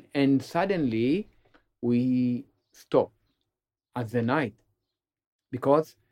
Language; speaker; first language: English; non-native, learner; Amharic